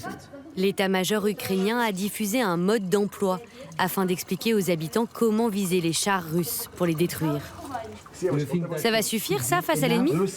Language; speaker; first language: French; native; French